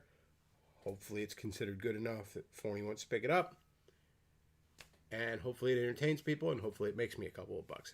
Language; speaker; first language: English; native; English